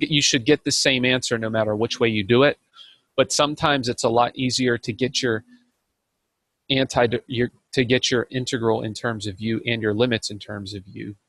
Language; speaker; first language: English; native; English